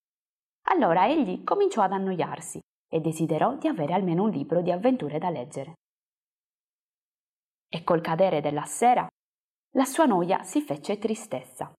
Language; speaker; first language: Italian; native; Italian